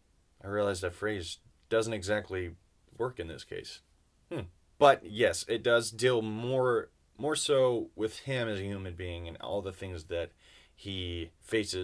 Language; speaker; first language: English; native; English